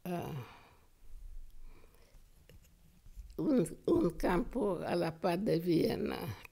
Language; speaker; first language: Spanish; non-native, fluent; Hungarian